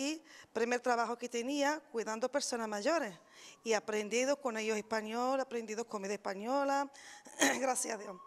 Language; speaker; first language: Spanish; non-native, learner; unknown